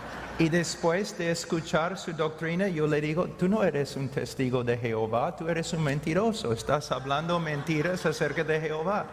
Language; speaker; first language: Spanish; non-native, fluent; English